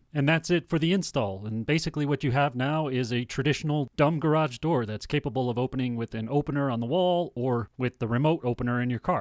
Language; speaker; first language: English; native; English